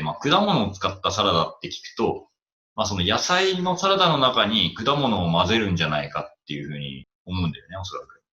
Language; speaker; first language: Japanese; native; Japanese